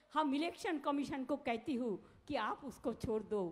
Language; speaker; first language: Hindi; non-native, local second language; Bangla